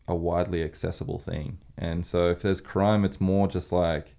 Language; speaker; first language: English; native; English